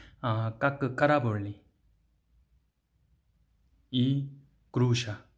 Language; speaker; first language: Russian; non-native, learner; Korean